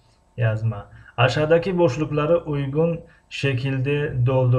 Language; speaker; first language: Turkish; non-native, fluent; Tajik